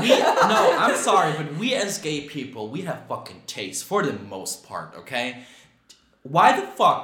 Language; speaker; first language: English; native; English